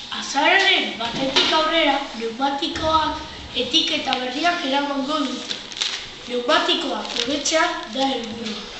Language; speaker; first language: Basque; non-native, local second language; Spanish